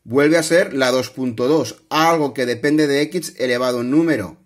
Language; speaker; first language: Spanish; non-native, local second language; Catalan